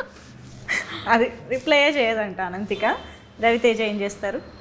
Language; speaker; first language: Telugu; native; Telugu